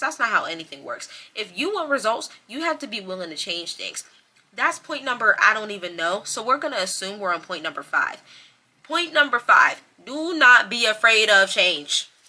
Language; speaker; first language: English; native; English